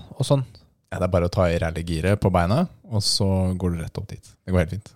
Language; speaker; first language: Norwegian; native; Norwegian